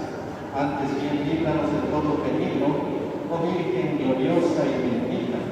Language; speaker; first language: Spanish; native; Spanish